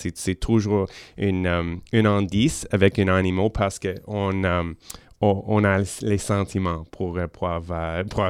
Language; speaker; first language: French; non-native, local second language; English